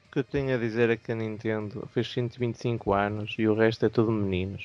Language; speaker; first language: Portuguese; native; Portuguese